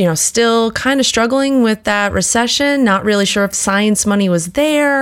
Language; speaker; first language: English; native; English